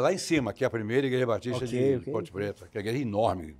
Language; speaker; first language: Portuguese; native; Portuguese